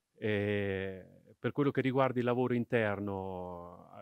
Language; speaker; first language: Italian; native; Italian